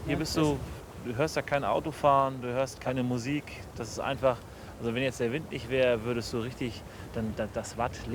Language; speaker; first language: German; native; German